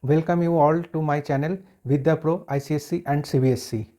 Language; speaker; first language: English; non-native, local second language; Bangla